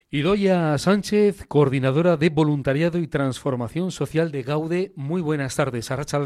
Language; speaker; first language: Spanish; native; Spanish